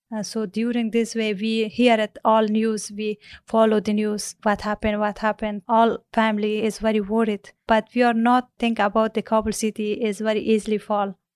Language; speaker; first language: English; non-native, learner; Persian